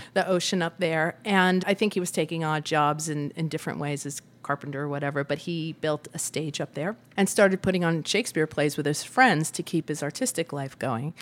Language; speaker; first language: English; native; English